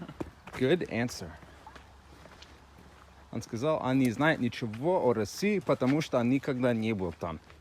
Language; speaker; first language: Russian; non-native, learner; English